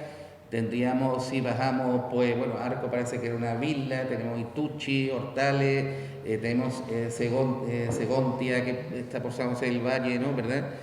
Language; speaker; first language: Spanish; native; Spanish